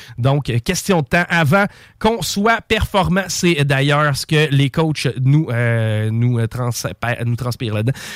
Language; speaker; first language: French; native; French